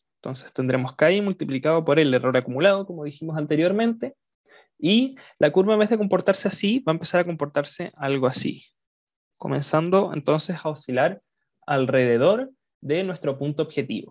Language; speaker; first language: Spanish; native; Spanish